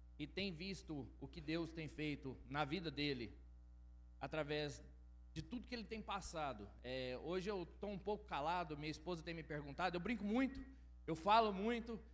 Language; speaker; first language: Portuguese; early bilingual, heritage; Portuguese